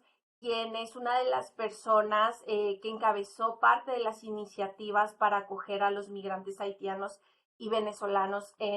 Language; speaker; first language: Spanish; native; Spanish